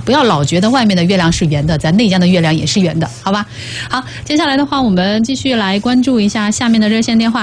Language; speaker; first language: Chinese; native; Chinese